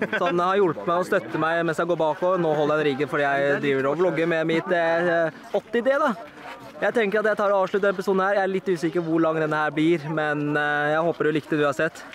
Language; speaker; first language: Norwegian; native; Norwegian